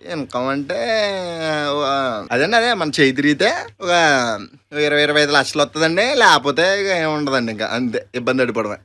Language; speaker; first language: Telugu; native; Telugu